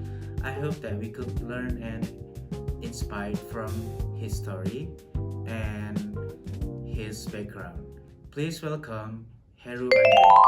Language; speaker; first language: English; non-native, local second language; Indonesian